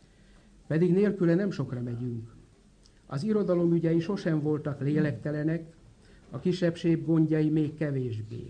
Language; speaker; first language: Hungarian; native; Hungarian